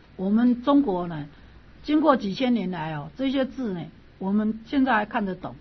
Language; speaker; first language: Chinese; native; Chinese